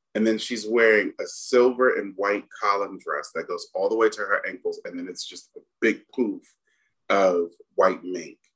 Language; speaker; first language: English; native; English